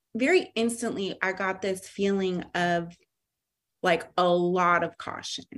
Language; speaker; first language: English; native; English